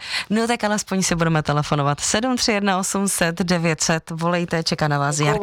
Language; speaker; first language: Czech; native; Czech